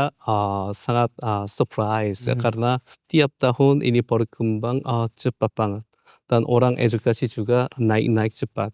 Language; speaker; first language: Indonesian; non-native, learner; Korean